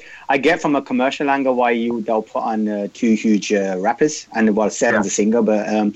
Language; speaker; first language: English; native; English